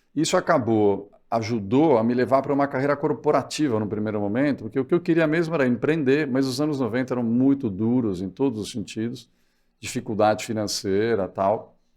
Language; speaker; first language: Portuguese; early bilingual, other home language; Spanish